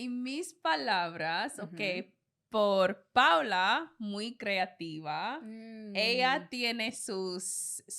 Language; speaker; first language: Spanish; non-native, learner; English